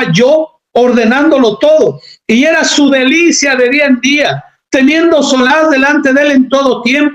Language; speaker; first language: Spanish; native; Spanish